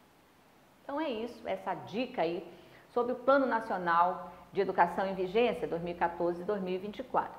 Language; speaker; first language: Portuguese; native; Portuguese